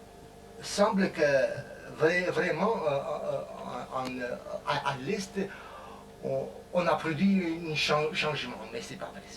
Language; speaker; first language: French; non-native, fluent; Romanian